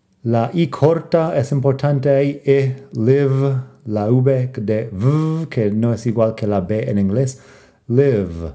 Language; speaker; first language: Spanish; non-native, fluent; English